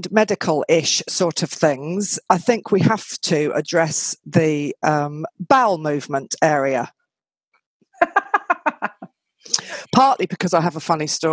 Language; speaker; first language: English; native; English